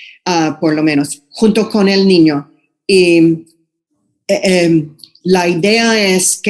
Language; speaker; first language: Spanish; non-native, fluent; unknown